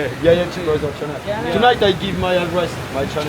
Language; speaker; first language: English; non-native, learner; French